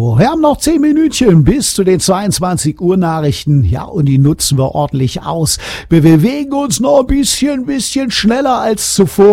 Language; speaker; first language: German; native; German